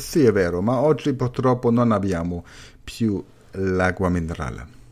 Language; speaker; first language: Italian; non-native, learner; German